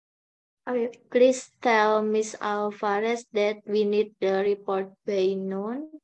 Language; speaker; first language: English; non-native, learner; Indonesian